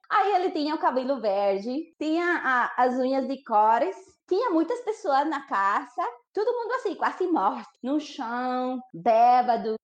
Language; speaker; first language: Portuguese; non-native, fluent; Spanish